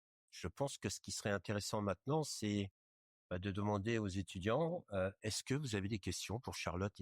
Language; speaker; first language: French; native; French